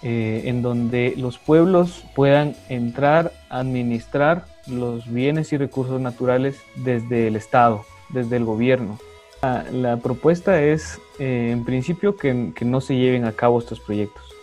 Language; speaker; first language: Spanish; native; Spanish